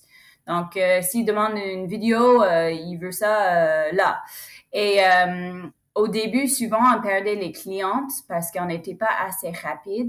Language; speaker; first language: French; non-native, fluent; English